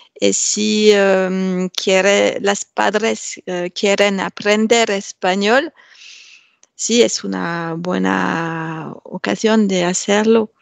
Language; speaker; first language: Spanish; non-native, learner; French